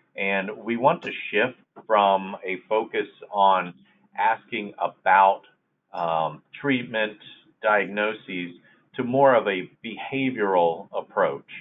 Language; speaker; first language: English; native; English